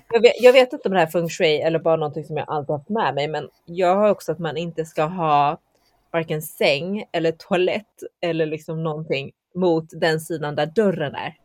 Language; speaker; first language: Swedish; early bilingual, heritage; Chinese